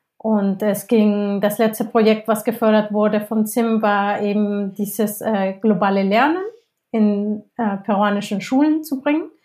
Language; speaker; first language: German; non-native, fluent; Spanish